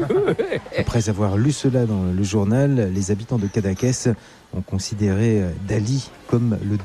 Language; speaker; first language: French; native; French